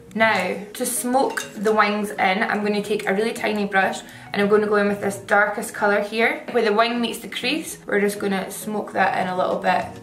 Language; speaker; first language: English; native; English